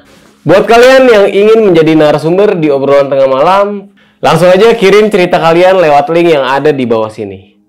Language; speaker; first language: Indonesian; native; Indonesian